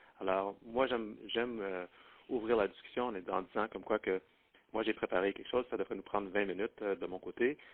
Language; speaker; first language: French; native; French